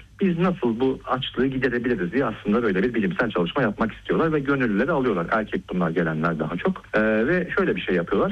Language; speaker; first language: Turkish; native; Turkish